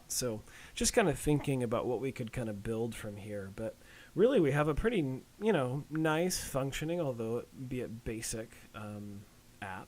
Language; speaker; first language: English; native; English